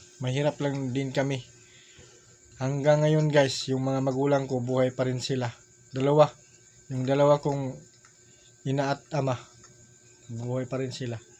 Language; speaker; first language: Filipino; non-native, local second language; Cebuano